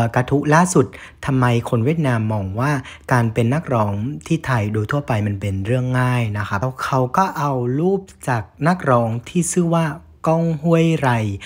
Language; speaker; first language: Thai; non-native, fluent; Vietnamese